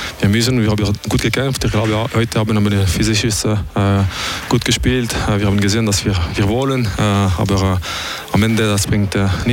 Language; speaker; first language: German; non-native, local second language; French